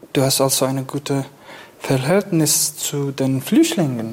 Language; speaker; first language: German; non-native, fluent; Kurdish